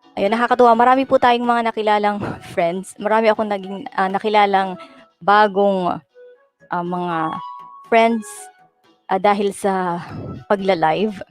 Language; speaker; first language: Filipino; native; Filipino